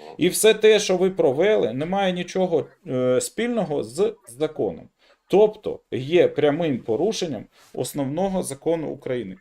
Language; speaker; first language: Ukrainian; non-native, local second language; Russian